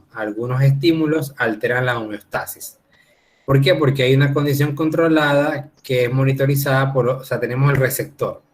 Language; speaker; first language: Spanish; native; Spanish